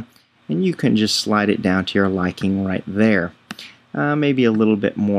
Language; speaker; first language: English; native; English